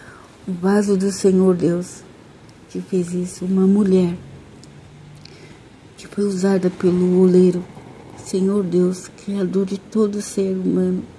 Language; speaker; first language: Portuguese; native; Portuguese